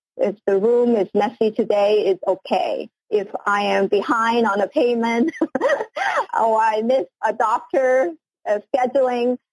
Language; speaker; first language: English; non-native, local second language; Cantonese